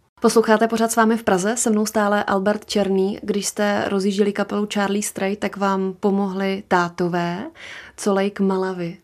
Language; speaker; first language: Czech; native; Czech